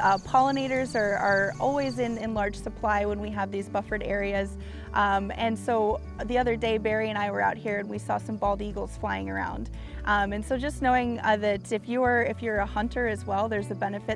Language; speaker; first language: English; native; English